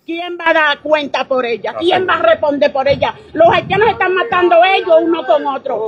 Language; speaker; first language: Spanish; native; Spanish